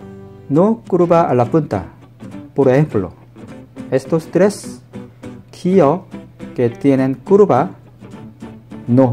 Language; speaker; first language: Spanish; non-native, learner; Korean